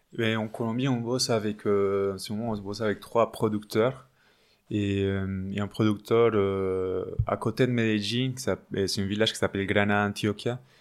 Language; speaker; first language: French; non-native, fluent; Spanish